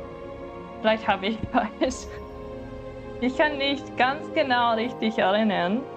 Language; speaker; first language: German; non-native, learner; English